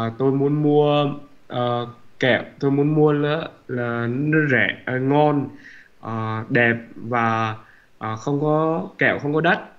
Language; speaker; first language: Vietnamese; native; Vietnamese